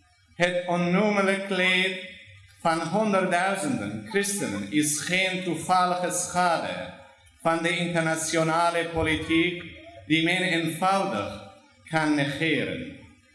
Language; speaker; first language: Dutch; non-native, fluent; Turoyo